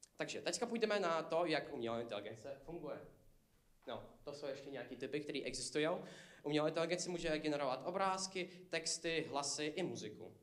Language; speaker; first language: Czech; non-native, fluent; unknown